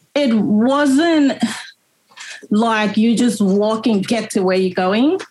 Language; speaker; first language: English; native; English